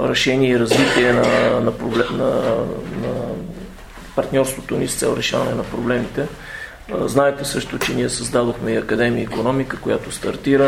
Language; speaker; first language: Bulgarian; native; Bulgarian